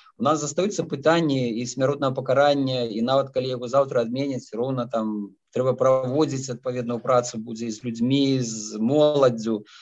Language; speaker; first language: Belarusian; native; Belarusian